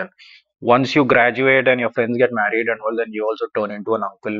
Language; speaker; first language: English; non-native, local second language; Urdu